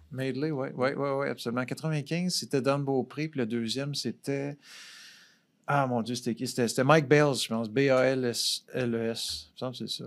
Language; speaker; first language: French; native; French